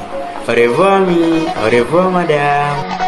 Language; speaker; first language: French; non-native, learner; Indonesian